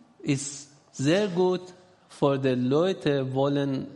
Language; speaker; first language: German; non-native, learner; Persian